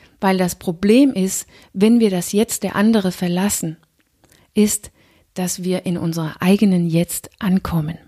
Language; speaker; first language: German; non-native, fluent; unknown